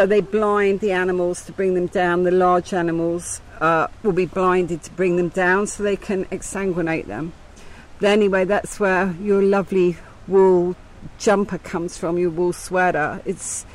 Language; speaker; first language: English; native; English